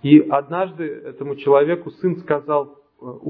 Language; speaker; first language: Russian; native; Russian